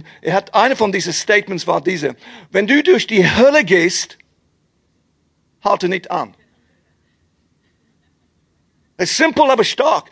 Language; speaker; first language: German; non-native, fluent; English